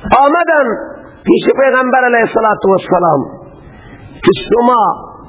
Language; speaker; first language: Persian; native; Persian